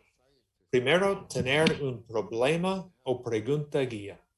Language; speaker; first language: Spanish; non-native, learner; English